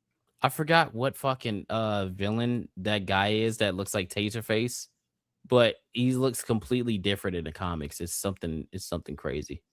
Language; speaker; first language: English; native; English